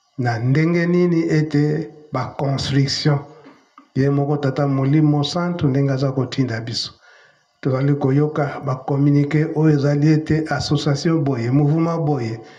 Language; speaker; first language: Lingala; non-native, local second language; Kongo